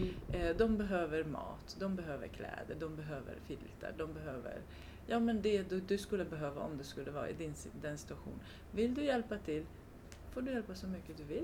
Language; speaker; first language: Swedish; non-native, fluent; Romanian